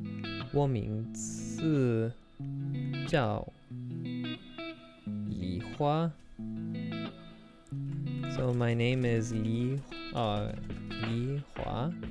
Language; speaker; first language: Chinese; non-native, learner; English